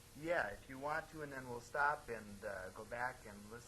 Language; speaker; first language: English; native; English